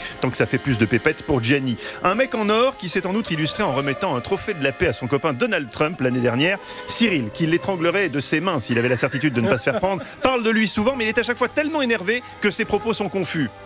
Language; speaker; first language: French; native; French